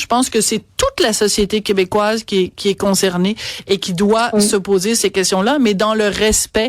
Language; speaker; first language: French; native; French